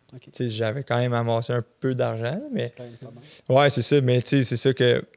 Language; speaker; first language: French; native; French